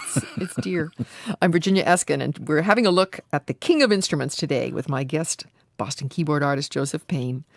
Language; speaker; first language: English; native; English